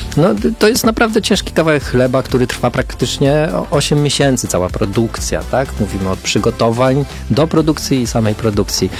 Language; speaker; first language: Polish; native; Polish